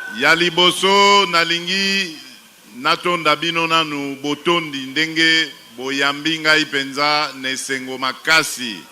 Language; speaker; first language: Lingala; non-native, local second language; Luba-Lulua